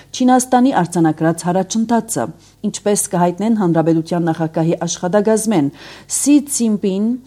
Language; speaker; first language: Armenian; native; Armenian